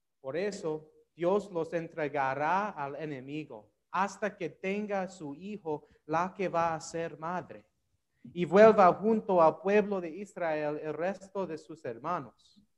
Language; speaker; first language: Spanish; non-native, learner; English